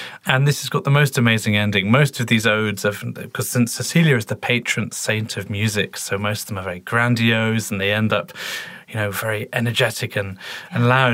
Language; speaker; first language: English; native; English